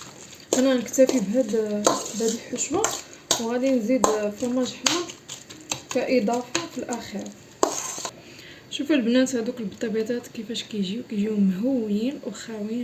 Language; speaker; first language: Arabic; native; Arabic